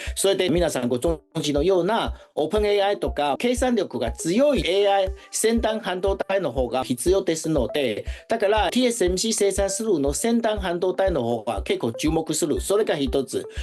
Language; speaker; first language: Japanese; non-native, fluent; Chinese